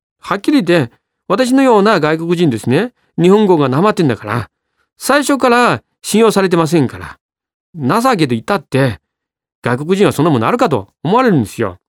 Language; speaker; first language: Japanese; non-native, fluent; Chinese